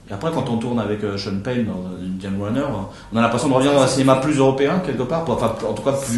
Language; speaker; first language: French; native; French